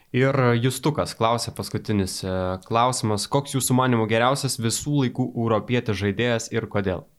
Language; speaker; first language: Lithuanian; native; Lithuanian